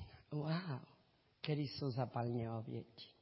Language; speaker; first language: Czech; non-native, learner; Spanish